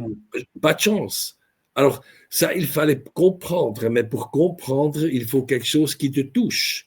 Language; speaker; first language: French; non-native, local second language; German